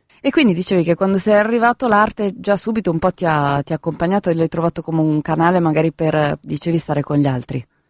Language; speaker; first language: Italian; native; Italian